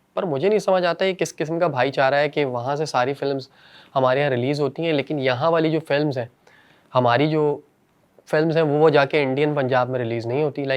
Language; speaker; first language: Urdu; native; Urdu